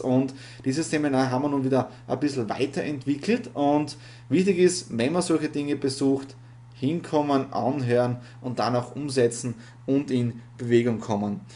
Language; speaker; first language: German; native; German